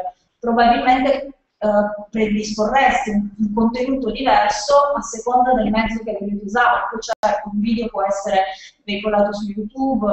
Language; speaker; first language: Italian; native; Italian